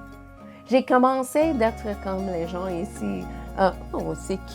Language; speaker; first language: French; non-native, local second language; English